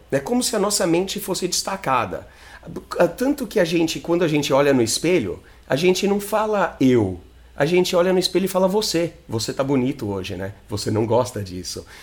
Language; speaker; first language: Portuguese; non-native, fluent; English